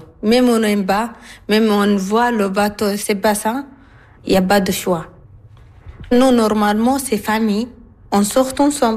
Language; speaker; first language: French; non-native, learner; Arabic